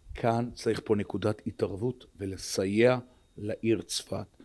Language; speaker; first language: Hebrew; native; Hebrew